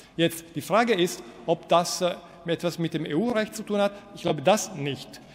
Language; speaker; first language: German; non-native, fluent; Italian